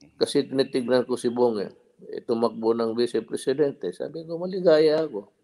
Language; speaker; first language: Filipino; non-native, local second language; Cebuano